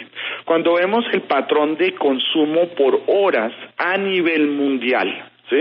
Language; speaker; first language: Spanish; native; Spanish